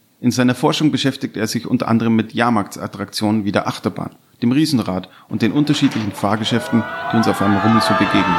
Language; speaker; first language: German; native; German